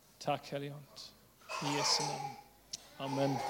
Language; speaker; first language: Norwegian; non-native, fluent; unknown